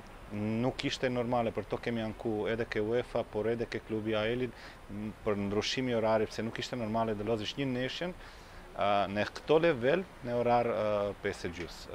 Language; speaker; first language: Albanian; non-native, fluent; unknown